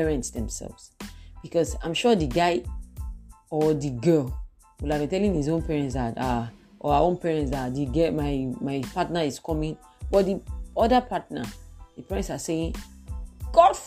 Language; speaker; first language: English; non-native, local second language; Yoruba